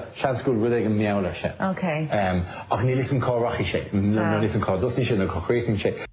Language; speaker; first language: Irish; native; Irish